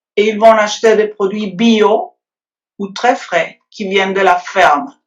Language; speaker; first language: French; non-native, fluent; Spanish